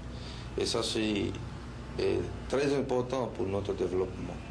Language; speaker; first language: French; non-native, fluent; Spanish